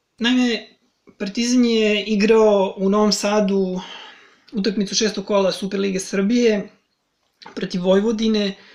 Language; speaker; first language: Serbian; native; Serbian